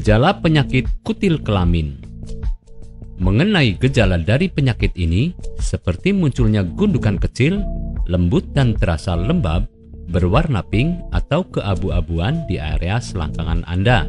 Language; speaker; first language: Indonesian; native; Indonesian